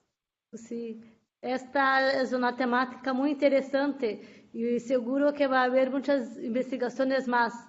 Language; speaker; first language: Spanish; non-native, fluent; Portuguese